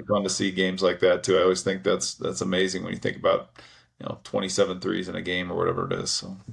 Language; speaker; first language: English; native; English